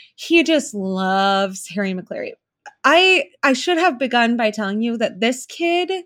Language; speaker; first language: English; native; English